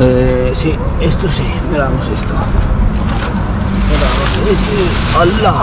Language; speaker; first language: Spanish; non-native, learner; Filipino